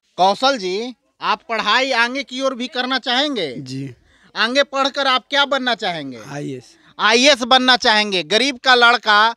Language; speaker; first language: Hindi; native; Hindi